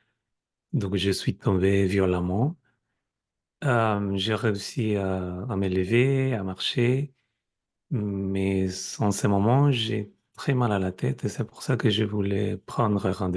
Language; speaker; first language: French; non-native, fluent; Spanish